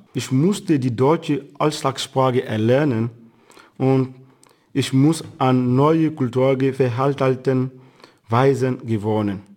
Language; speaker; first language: German; non-native, fluent; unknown